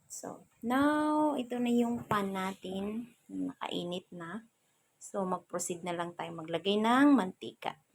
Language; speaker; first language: Filipino; non-native, local second language; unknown